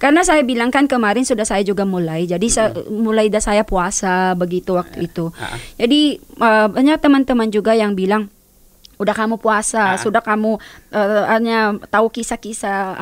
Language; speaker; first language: Indonesian; non-native, learner; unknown